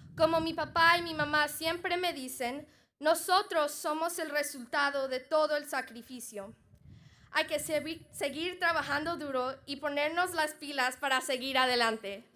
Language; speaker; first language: Spanish; early bilingual, heritage; Spanish